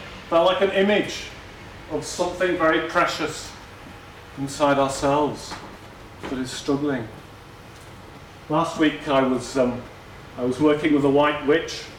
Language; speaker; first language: English; native; English